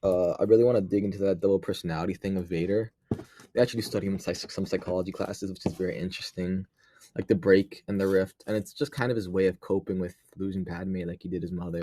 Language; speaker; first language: English; native; English